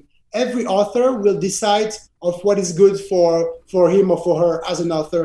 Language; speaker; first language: English; non-native, fluent; French